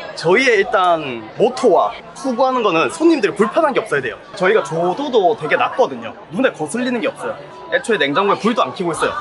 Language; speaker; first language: Korean; native; Korean